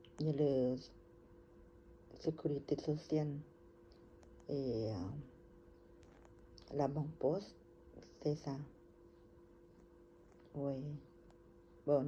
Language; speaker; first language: French; non-native, learner; Thai